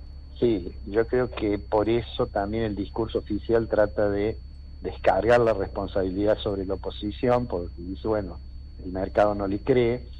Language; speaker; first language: Spanish; native; Spanish